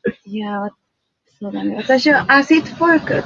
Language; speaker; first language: Japanese; non-native, fluent; Spanish